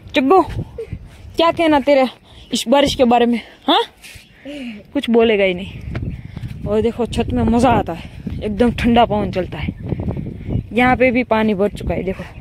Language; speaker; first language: Hindi; non-native, local second language; Gujarati